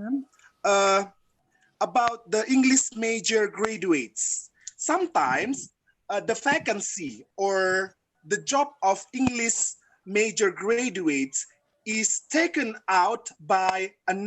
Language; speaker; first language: English; non-native, fluent; Indonesian